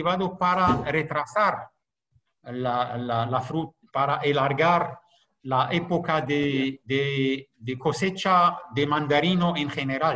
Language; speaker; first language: Spanish; non-native, fluent; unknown